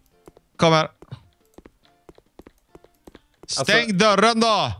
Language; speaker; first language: Swedish; native; Swedish